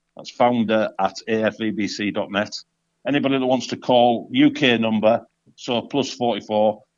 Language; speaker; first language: English; native; English